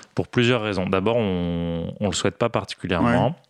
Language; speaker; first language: French; native; French